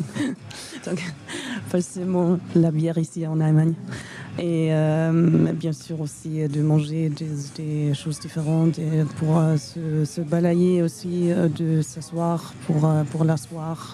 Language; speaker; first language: French; non-native, fluent; German